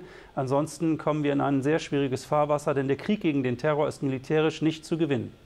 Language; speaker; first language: German; native; German